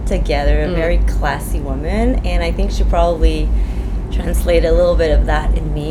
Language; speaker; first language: English; non-native, fluent; French